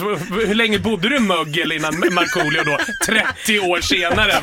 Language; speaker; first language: Swedish; native; Swedish